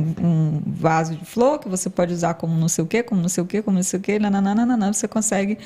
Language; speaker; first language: Portuguese; native; Portuguese